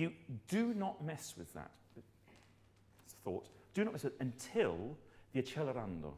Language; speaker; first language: English; native; English